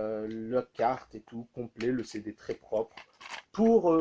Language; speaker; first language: French; native; French